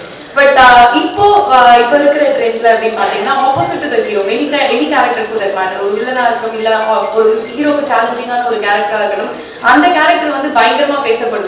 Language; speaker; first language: Tamil; native; Tamil